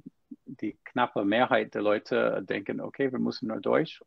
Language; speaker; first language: German; non-native, fluent; English